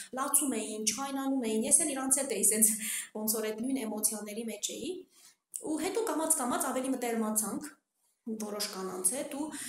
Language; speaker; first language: Armenian; early bilingual, heritage; Armenian